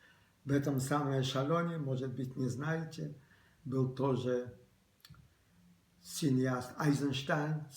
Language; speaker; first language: Russian; early bilingual, other home language; Polish